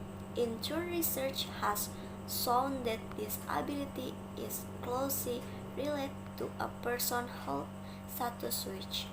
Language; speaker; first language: English; non-native, learner; Indonesian